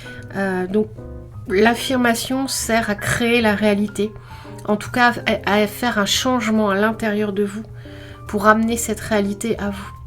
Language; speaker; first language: French; native; French